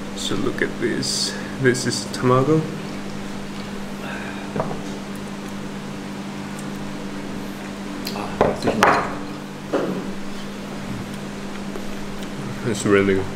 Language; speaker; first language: English; non-native, learner; Korean